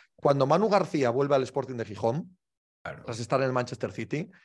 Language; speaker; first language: Spanish; native; Spanish